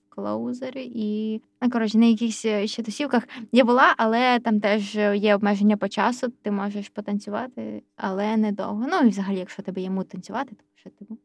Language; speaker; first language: Ukrainian; native; Ukrainian